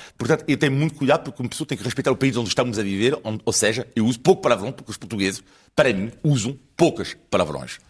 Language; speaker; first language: Portuguese; non-native, fluent; French